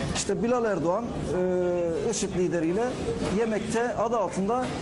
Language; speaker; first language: Turkish; native; Turkish